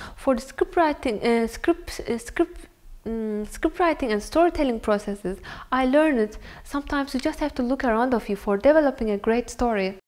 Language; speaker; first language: English; non-native, fluent; Turkish